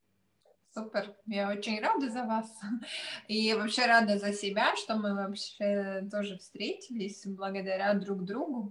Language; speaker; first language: Russian; non-native, local second language; Latvian